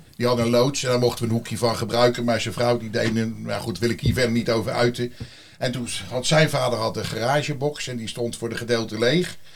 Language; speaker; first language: Dutch; native; Dutch